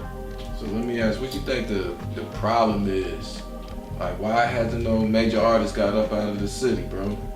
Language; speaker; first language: English; native; English